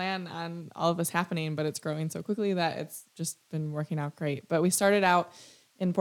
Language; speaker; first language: English; native; English